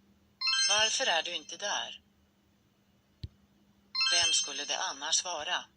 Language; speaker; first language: Swedish; non-native, learner; English